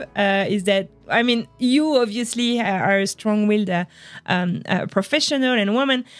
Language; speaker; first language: English; non-native, fluent; French